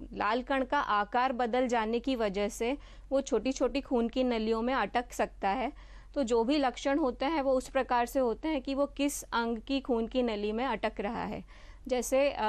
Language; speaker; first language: Hindi; non-native, local second language; Gujarati